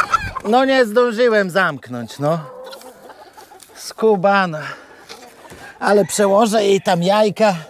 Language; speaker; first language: Polish; native; Polish